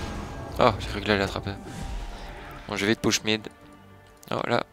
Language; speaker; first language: French; native; French